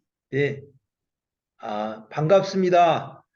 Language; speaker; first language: Korean; native; Korean